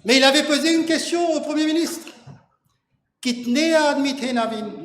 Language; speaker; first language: French; non-native, local second language; Morisyen